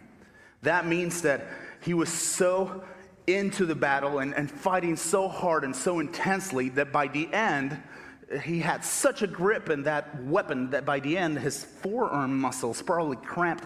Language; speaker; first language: English; non-native, fluent; Spanish